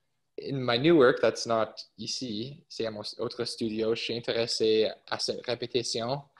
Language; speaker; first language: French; early bilingual, heritage; English